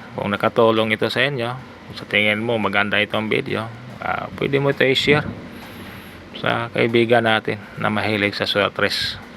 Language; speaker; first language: Filipino; non-native, local second language; Cebuano